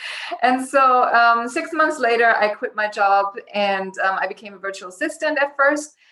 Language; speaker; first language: English; non-native, fluent; German